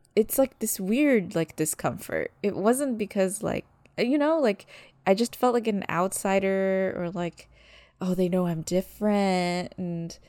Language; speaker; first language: English; early bilingual, other home language; Malagasy